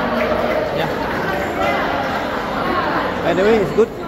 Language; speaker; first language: English; non-native, local second language; Malay